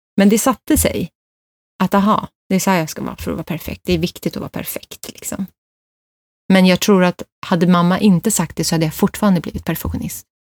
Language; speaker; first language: Swedish; early bilingual, other home language; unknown